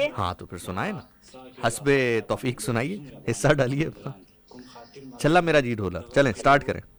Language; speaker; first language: Urdu; non-native, local second language; Punjabi